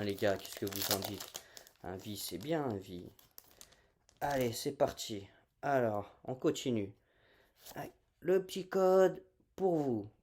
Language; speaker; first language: French; native; French